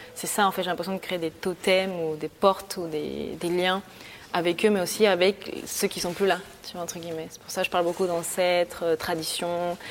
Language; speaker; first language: French; early bilingual, other home language; Spanish